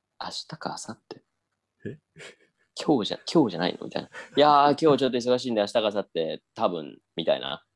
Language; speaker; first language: Japanese; native; Japanese